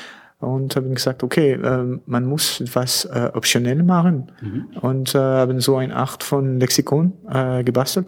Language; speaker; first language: German; non-native, learner; French